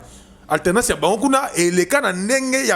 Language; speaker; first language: French; non-native, local second language; Lingala